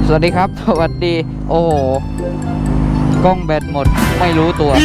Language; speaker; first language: Thai; native; Thai